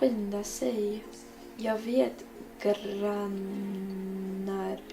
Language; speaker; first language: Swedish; non-native, learner; English